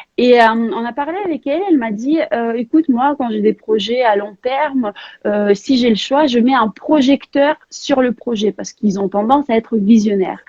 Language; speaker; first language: French; non-native, fluent; Russian